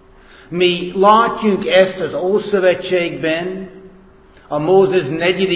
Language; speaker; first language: Hungarian; non-native, fluent; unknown